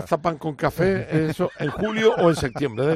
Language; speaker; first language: Spanish; native; Spanish